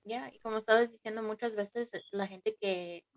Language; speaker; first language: Spanish; early bilingual, heritage; Spanish